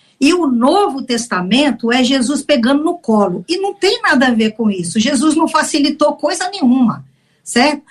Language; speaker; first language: Portuguese; native; Portuguese